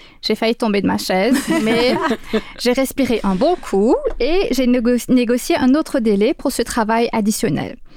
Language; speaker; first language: French; native; French